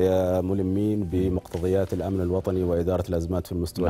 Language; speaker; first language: Arabic; native; Arabic